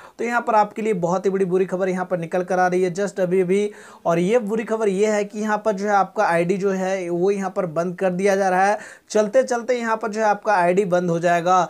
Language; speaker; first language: Hindi; native; Hindi